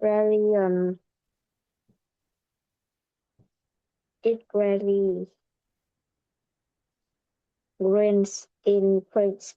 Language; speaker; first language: English; non-native, learner; Vietnamese